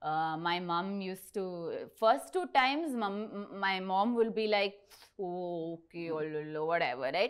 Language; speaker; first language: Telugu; non-native, learner; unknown